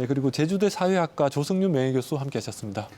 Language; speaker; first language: Korean; native; Korean